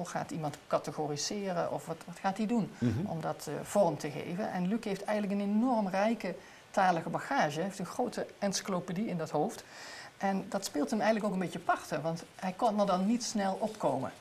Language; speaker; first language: Dutch; native; Dutch